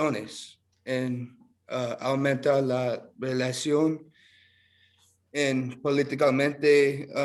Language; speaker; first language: Spanish; non-native, learner; English